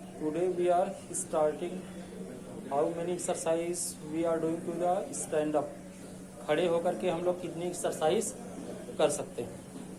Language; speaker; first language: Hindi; native; Hindi